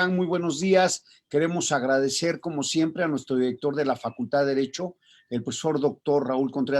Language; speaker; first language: Spanish; native; Spanish